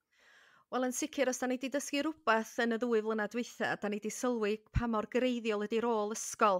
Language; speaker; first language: Welsh; native; Welsh